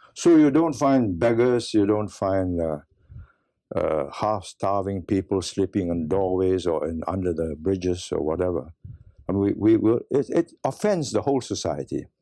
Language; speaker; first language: English; native; English